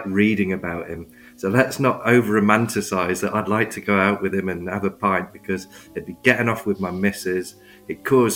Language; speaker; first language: English; native; English